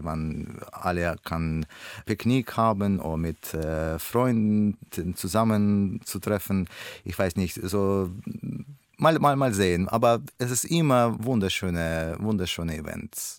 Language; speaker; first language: German; non-native, fluent; Russian